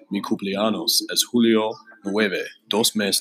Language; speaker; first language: Spanish; non-native, learner; English